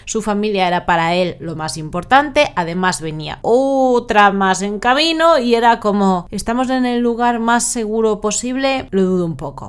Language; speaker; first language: Spanish; native; Spanish